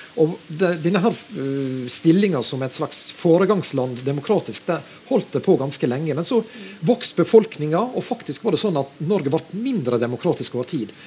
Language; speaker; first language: Norwegian; native; Norwegian